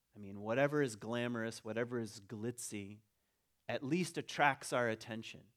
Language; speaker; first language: English; native; English